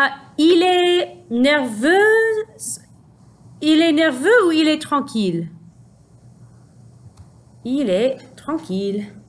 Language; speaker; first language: French; non-native, fluent; English